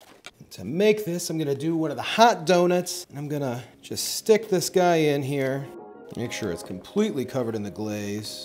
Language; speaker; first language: English; native; English